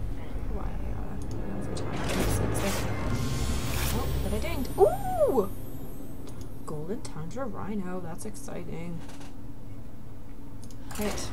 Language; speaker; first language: English; native; English